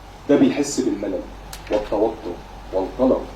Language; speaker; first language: Arabic; native; Arabic